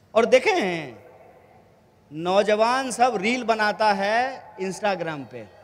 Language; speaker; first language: Hindi; native; Hindi